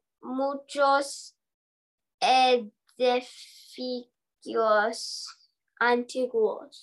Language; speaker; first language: Spanish; non-native, learner; English